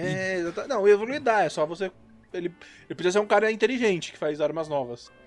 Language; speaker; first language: Portuguese; native; Portuguese